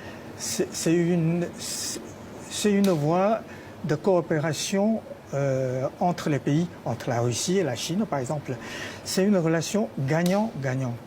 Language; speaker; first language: French; non-native, fluent; Chinese